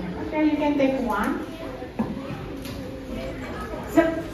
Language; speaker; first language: English; non-native, fluent; Indonesian